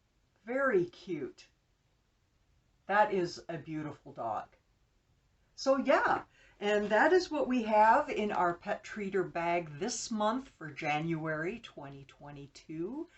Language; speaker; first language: English; native; English